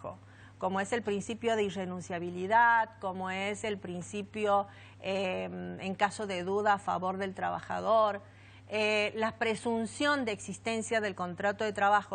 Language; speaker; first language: Spanish; native; Spanish